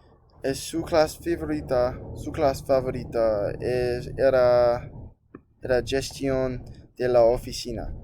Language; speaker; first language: Spanish; non-native, learner; English